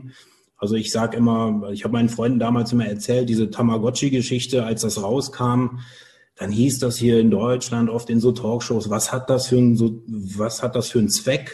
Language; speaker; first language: German; native; German